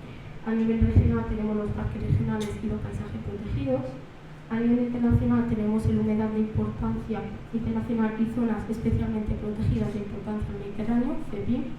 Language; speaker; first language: Spanish; early bilingual, other home language; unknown